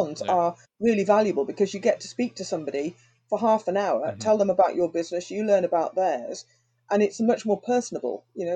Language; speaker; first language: English; native; English